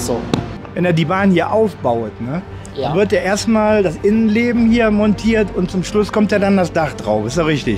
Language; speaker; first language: German; native; German